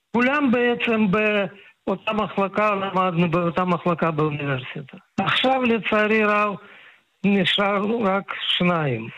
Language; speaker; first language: Hebrew; non-native, fluent; Russian